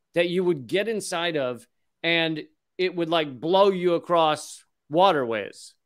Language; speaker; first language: English; native; English